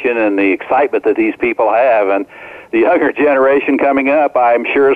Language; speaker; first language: English; native; English